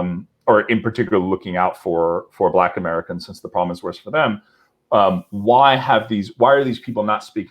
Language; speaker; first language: English; native; English